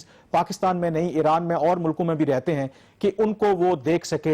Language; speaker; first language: Urdu; native; Urdu